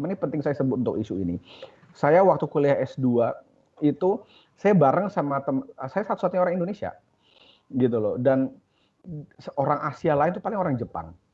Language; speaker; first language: Indonesian; native; Indonesian